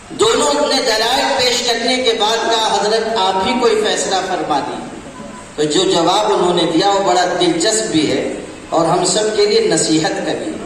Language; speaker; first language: Urdu; native; Urdu